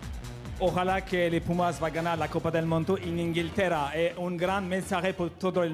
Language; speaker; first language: Spanish; non-native, learner; Turkish